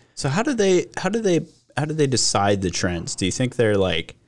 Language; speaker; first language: English; native; English